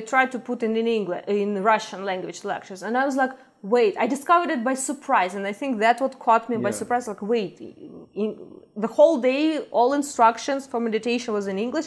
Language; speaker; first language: English; non-native, fluent; Ukrainian